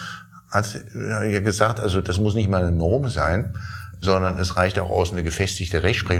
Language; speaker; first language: German; native; German